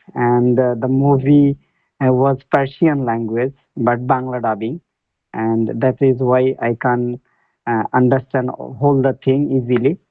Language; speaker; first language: English; non-native, learner; Bangla